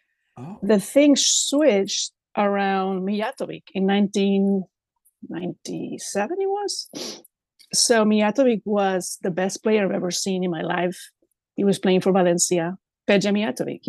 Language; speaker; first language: English; non-native, fluent; Spanish